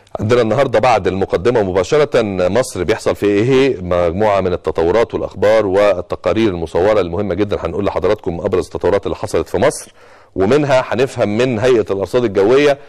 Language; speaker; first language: Arabic; native; Arabic